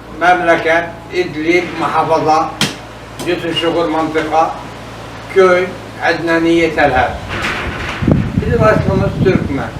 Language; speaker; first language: Turkish; non-native, learner; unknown